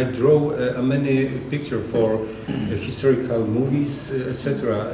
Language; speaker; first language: English; non-native, learner; Polish